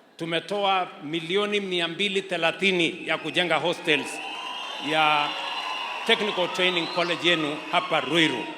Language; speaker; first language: Swahili; non-native, local second language; Kalenjin